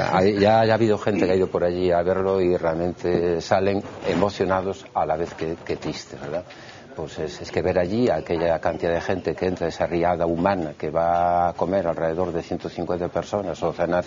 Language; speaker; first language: Spanish; native; Spanish